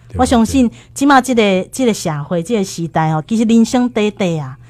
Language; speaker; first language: Chinese; native; Chinese